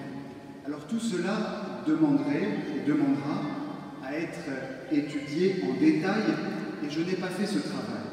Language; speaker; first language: French; native; French